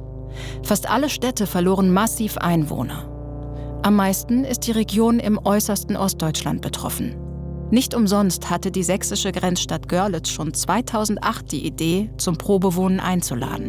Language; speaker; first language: German; native; German